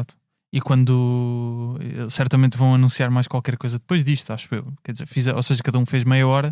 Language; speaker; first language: Portuguese; native; Portuguese